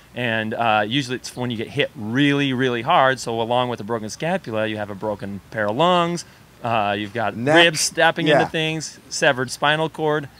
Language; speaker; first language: English; native; English